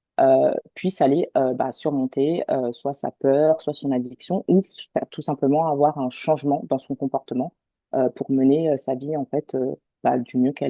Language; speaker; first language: French; native; French